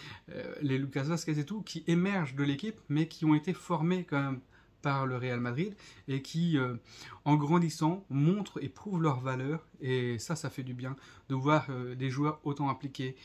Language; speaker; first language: French; native; French